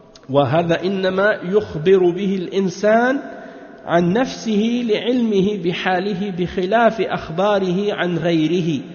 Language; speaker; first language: Arabic; non-native, fluent; French